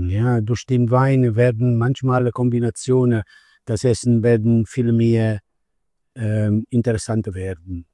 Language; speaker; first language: German; non-native, fluent; Italian